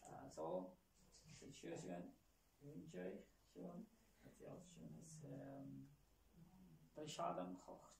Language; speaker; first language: German; non-native, learner; Tamil